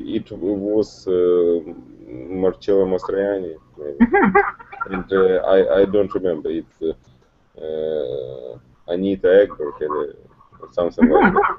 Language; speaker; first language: English; non-native, learner; Russian